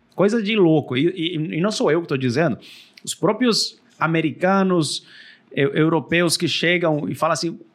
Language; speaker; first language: Portuguese; non-native, fluent; Spanish